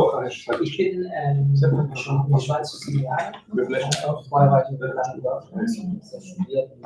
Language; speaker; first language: German; non-native, learner; Indonesian